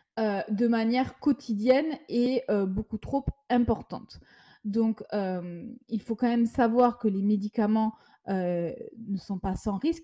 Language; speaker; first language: French; native; French